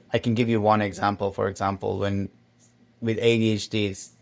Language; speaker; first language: English; non-native, fluent; Persian